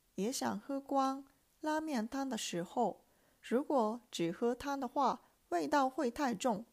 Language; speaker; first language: Chinese; non-native, fluent; Japanese